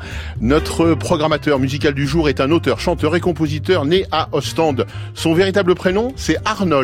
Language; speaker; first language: French; native; French